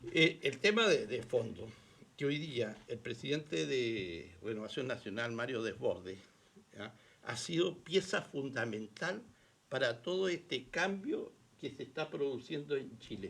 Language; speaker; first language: Spanish; native; Spanish